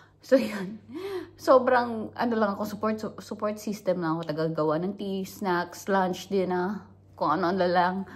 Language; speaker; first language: Filipino; non-native, local second language; Hiligaynon